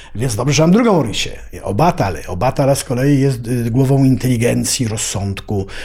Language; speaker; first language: Polish; native; Polish